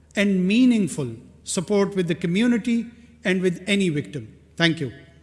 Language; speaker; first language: English; non-native, local second language; Pashto